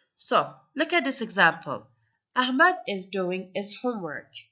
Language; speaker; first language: English; non-native, fluent; Persian